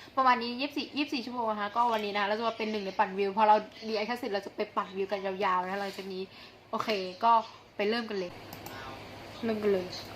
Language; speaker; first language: Thai; native; Thai